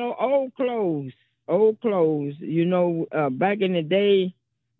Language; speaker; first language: English; native; English